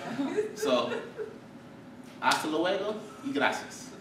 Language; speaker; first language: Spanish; non-native, learner; English